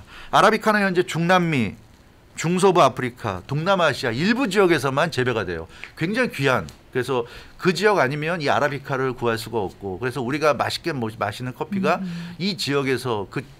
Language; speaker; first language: Korean; native; Korean